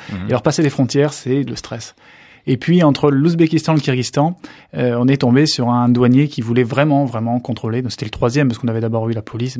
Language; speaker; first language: French; native; French